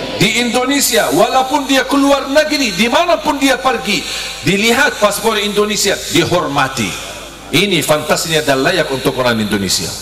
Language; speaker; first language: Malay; non-native, fluent; Arabic